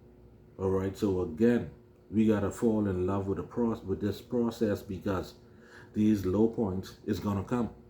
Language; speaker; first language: English; native; English